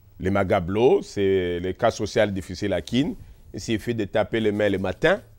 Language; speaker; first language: French; non-native, local second language; Kongo